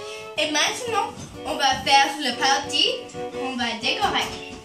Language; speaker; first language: French; non-native, learner; English